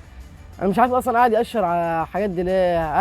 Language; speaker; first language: Arabic; native; Arabic